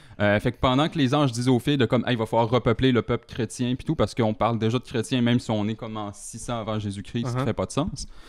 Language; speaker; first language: French; native; French